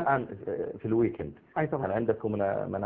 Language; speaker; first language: Arabic; native; Arabic